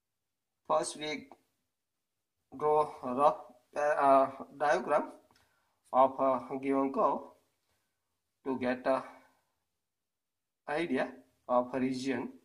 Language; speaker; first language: English; non-native, local second language; Gujarati